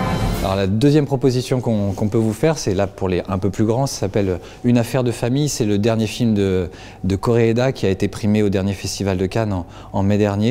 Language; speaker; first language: French; native; French